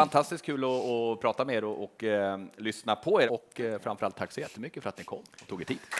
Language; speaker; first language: Swedish; native; Swedish